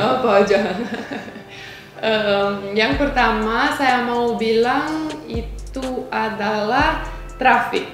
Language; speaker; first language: Indonesian; non-native, fluent; Romanian